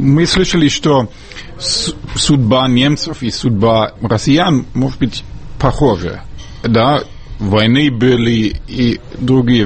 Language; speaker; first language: Russian; non-native, fluent; German